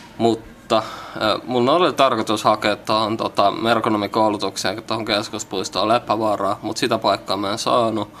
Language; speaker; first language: Finnish; native; Finnish